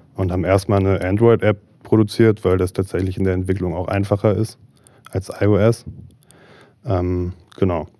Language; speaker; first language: German; native; German